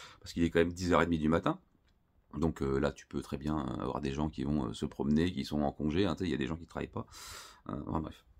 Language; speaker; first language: French; native; French